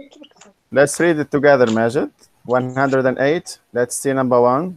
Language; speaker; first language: English; non-native, fluent; Arabic